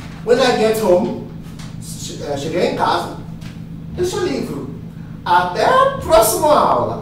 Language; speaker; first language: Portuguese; non-native, fluent; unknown